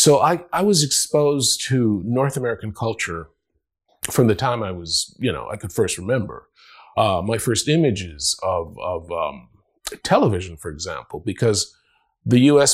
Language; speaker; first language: English; non-native, fluent; Spanish